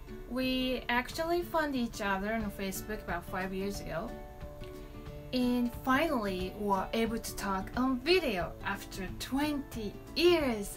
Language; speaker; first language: English; non-native, fluent; Japanese